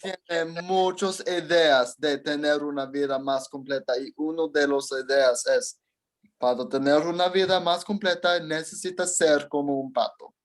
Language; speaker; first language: Spanish; non-native, learner; English